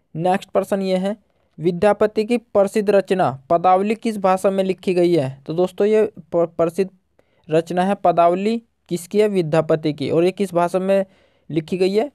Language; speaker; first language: Hindi; native; Hindi